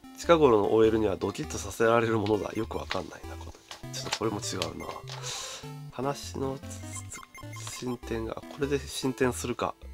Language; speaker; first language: Japanese; native; Japanese